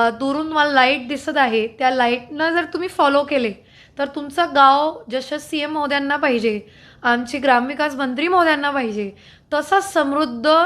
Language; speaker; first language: Marathi; non-native, fluent; Hindi